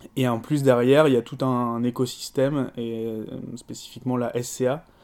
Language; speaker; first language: French; native; French